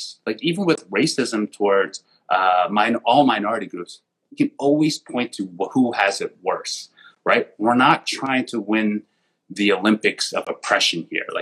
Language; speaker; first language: English; native; English